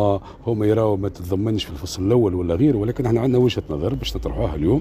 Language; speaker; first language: Arabic; native; Arabic